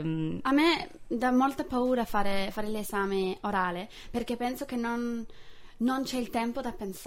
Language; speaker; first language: Italian; non-native, fluent; English